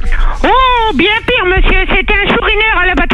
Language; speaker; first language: French; native; French